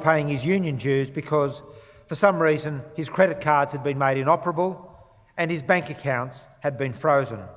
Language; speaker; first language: English; native; English